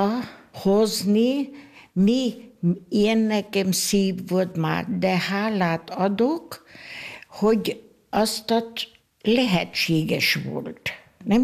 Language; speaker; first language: Hungarian; non-native, local second language; German